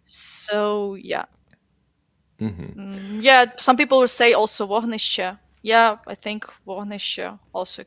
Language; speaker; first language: English; non-native, fluent; Ukrainian